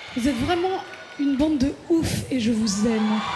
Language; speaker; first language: French; native; French